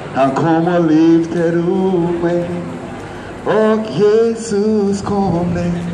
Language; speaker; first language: Swedish; non-native, fluent; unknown